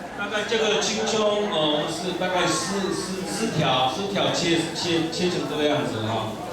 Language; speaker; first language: Chinese; non-native, fluent; Korean